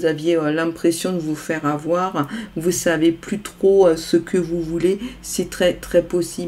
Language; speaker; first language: French; native; French